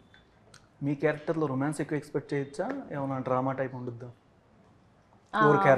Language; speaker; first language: Telugu; native; Telugu